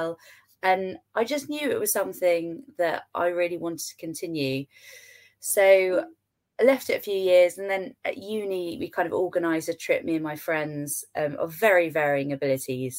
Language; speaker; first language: English; native; English